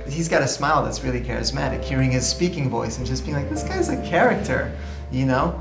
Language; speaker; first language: English; native; English